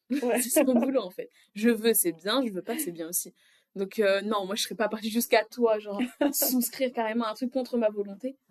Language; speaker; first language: French; native; French